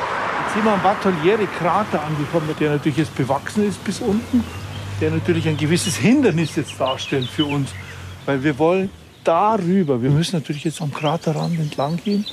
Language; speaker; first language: German; native; German